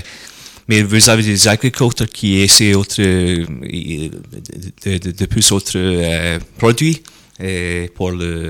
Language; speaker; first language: French; non-native, learner; English